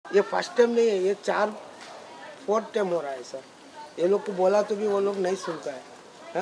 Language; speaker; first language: Hindi; non-native, local second language; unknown